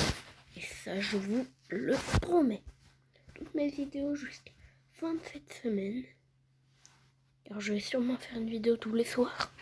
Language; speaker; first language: French; native; French